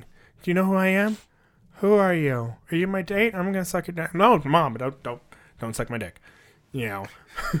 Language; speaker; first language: English; native; English